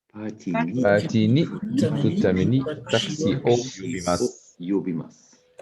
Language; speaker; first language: Japanese; non-native, learner; English